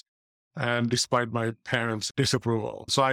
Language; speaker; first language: English; non-native, local second language; Bangla